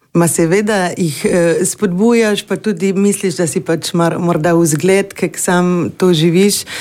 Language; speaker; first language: Slovenian; native; Slovenian